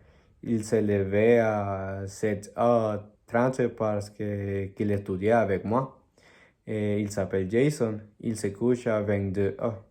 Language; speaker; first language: French; non-native, learner; Spanish